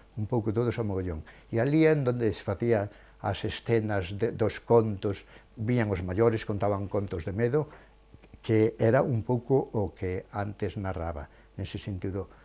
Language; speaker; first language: Galician; native; Galician